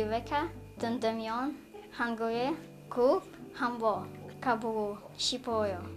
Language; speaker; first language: Korean; early bilingual, heritage; Russian